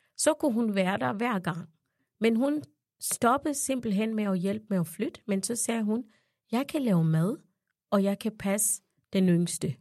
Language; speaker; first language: Danish; non-native, fluent; Ganda